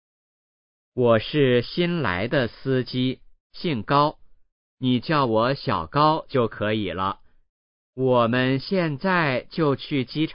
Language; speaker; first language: Chinese; native; Chinese